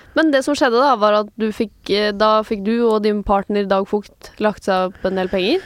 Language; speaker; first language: Norwegian; native; Norwegian